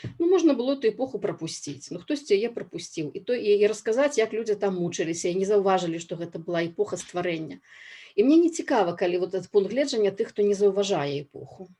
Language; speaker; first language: Belarusian; non-native, local second language; Russian